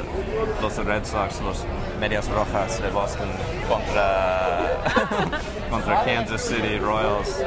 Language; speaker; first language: Spanish; non-native, fluent; English